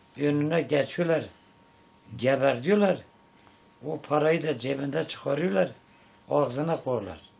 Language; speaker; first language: Turkish; non-native, local second language; Zaza